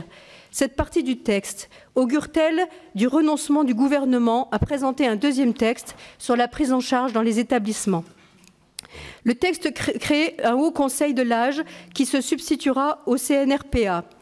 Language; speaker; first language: French; native; French